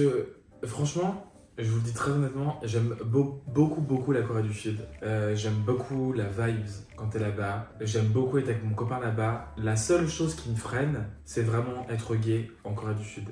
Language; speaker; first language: French; native; French